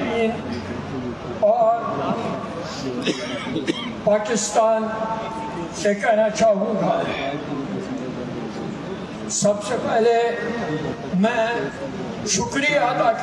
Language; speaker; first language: Urdu; non-native, local second language; Kashmiri